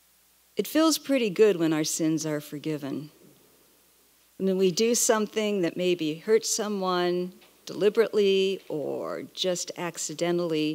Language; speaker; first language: English; native; English